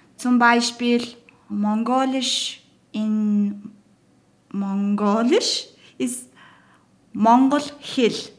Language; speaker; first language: German; non-native, learner; Mongolian